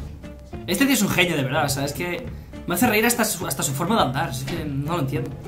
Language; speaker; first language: Spanish; native; Spanish